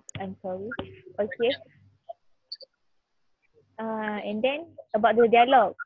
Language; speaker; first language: English; non-native, learner; Malay